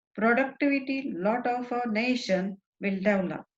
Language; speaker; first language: English; non-native, local second language; Marathi